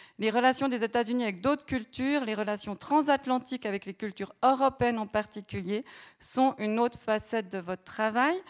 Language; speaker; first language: French; native; French